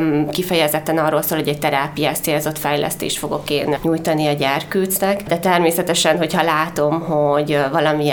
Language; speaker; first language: Hungarian; native; Hungarian